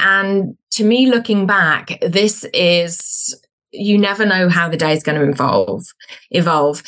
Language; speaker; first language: English; native; English